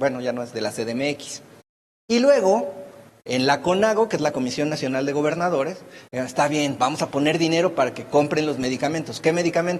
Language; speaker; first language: Spanish; native; Spanish